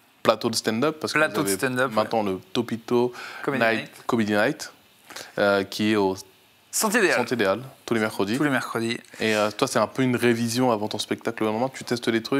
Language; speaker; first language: French; native; French